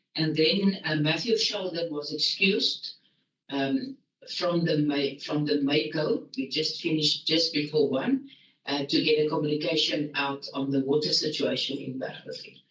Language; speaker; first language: English; non-native, local second language; Afrikaans